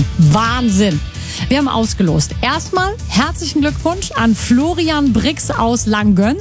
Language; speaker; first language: German; native; German